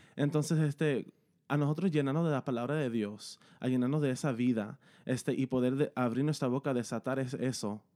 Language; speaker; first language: Spanish; early bilingual, heritage; Spanish